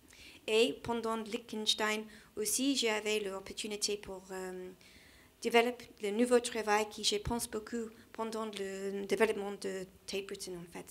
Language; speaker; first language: French; non-native, learner; English